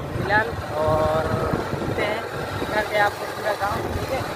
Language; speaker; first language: Hindi; native; Hindi